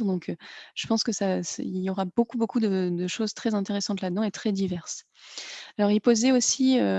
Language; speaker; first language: French; native; French